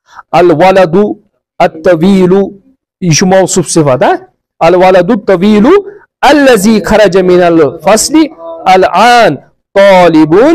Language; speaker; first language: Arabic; non-native, fluent; Kashmiri